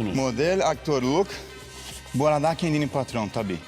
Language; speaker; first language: Turkish; non-native, learner; Portuguese